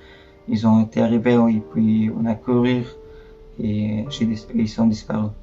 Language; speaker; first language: French; non-native, learner; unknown